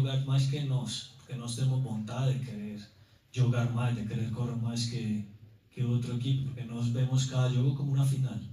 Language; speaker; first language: Portuguese; non-native, learner; Spanish